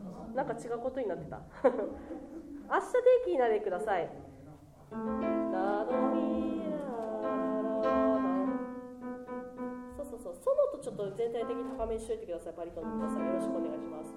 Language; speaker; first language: Japanese; native; Japanese